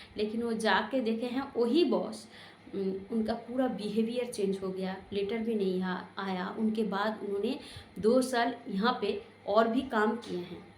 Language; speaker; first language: Hindi; non-native, local second language; Bangla